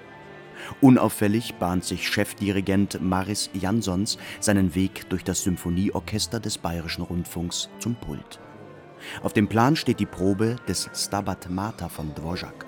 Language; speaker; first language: German; native; German